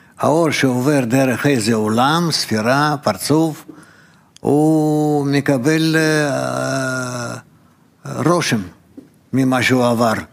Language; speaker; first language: Hebrew; non-native, fluent; Russian